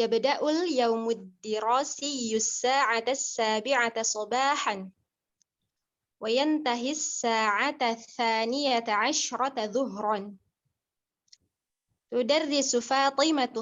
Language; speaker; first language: Arabic; non-native, learner; Indonesian